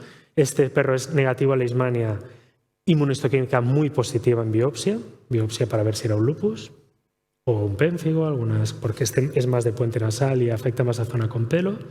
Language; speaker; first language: Spanish; native; Spanish